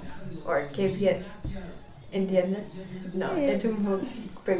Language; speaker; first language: Spanish; non-native, learner; English